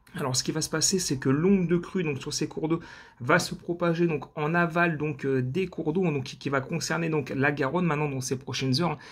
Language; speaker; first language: French; native; French